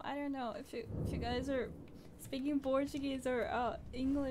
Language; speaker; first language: English; non-native, fluent; Portuguese